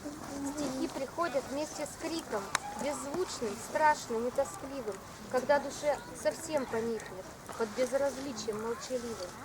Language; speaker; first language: Russian; native; Russian